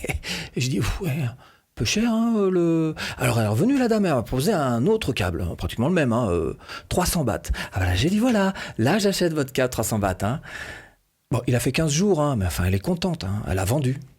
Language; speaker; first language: French; native; French